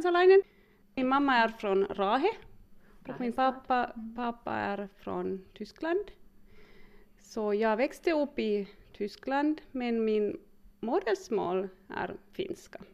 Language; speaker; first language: Swedish; early bilingual, heritage; Finnish